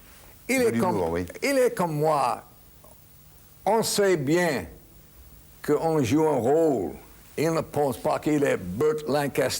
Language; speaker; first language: French; non-native, fluent; English